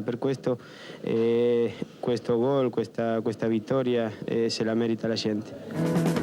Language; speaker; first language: Italian; non-native, fluent; Spanish